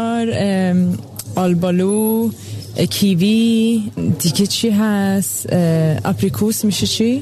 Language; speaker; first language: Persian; early bilingual, heritage; Persian